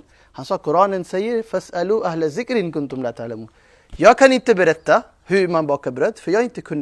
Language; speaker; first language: Swedish; non-native, fluent; Urdu